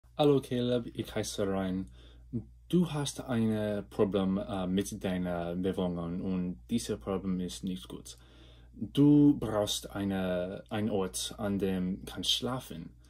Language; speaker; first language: German; non-native, learner; English